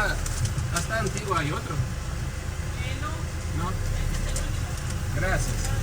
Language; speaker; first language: Spanish; non-native, learner; Portuguese